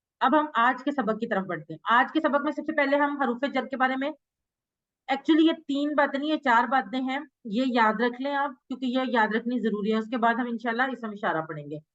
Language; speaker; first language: Urdu; native; Urdu